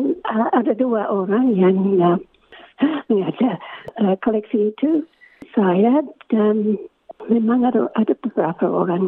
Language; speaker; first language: Indonesian; non-native, fluent; English